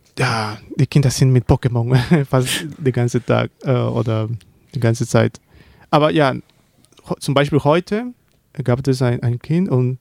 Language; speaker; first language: German; non-native, learner; Spanish